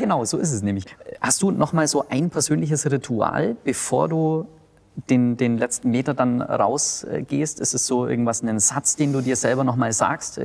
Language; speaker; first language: German; native; German